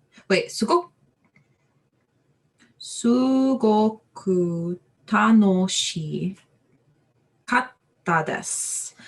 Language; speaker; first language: Japanese; non-native, learner; English